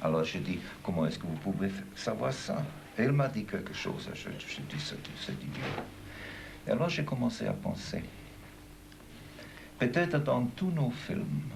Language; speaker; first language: French; non-native, fluent; German